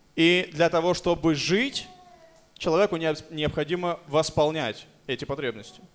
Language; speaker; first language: Russian; native; Russian